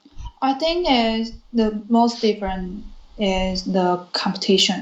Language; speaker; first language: English; non-native, learner; Chinese